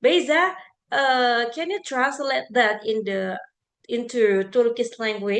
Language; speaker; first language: English; non-native, fluent; Indonesian